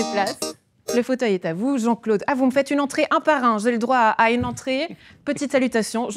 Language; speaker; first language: French; native; French